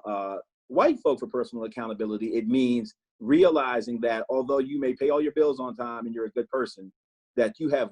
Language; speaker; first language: English; native; English